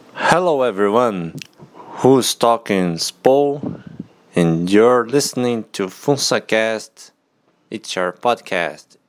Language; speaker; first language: English; non-native, learner; Portuguese